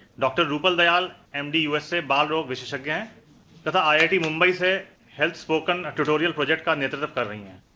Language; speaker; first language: Hindi; native; Hindi